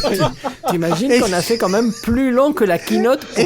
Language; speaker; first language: French; native; French